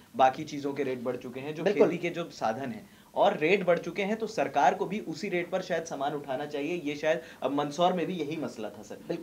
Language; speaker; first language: Hindi; native; Hindi